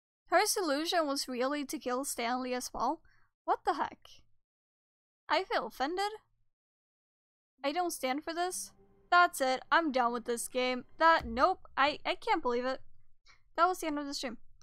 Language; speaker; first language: English; non-native, fluent; Swedish